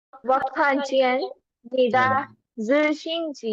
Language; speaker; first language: Chinese; non-native, learner; Urdu